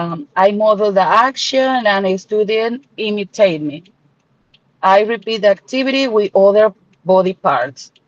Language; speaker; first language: English; non-native, learner; Spanish